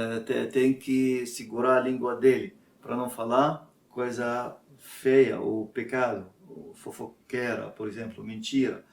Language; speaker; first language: Portuguese; non-native, learner; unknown